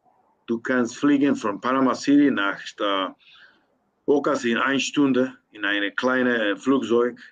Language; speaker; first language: German; non-native, learner; Spanish